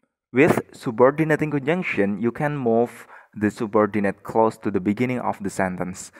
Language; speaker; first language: English; non-native, fluent; Indonesian